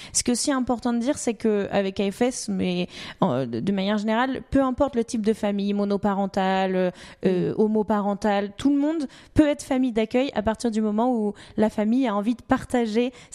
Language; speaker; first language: French; native; French